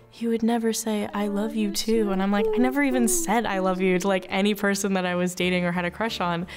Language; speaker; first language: English; native; English